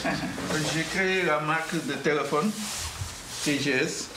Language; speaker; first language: French; non-native, local second language; Wolof